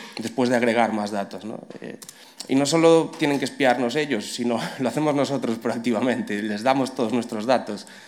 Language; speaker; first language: Spanish; non-native, local second language; Galician